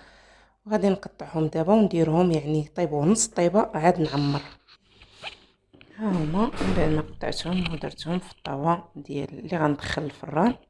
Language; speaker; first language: Arabic; native; Arabic